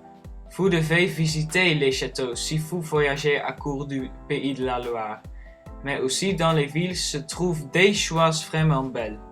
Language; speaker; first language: French; non-native, learner; Dutch